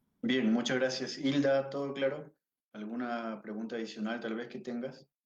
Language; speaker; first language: Spanish; native; Spanish